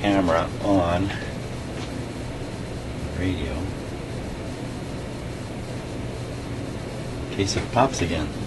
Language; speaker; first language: English; native; English